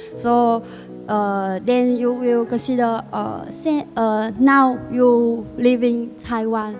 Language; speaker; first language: English; non-native, learner; Vietnamese